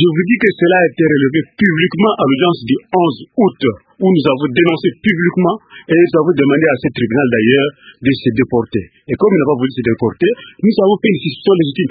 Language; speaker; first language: French; non-native, local second language; Kongo